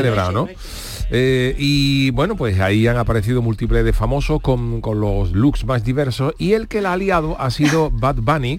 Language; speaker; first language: Spanish; native; Spanish